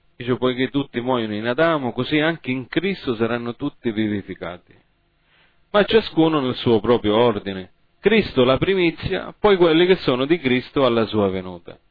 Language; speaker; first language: Italian; early bilingual, heritage; Italian